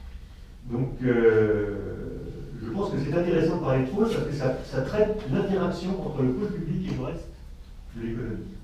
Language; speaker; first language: French; native; French